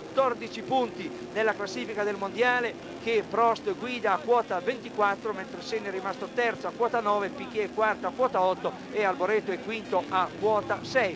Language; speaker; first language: Italian; native; Italian